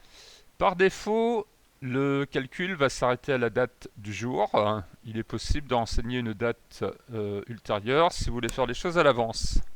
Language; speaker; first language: French; native; French